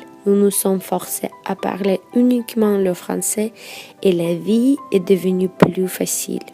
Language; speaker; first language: French; non-native, fluent; Russian